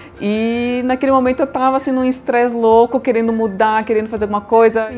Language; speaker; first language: Portuguese; native; Portuguese